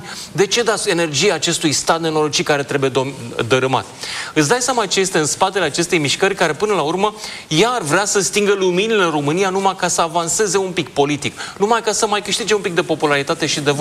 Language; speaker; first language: Romanian; native; Romanian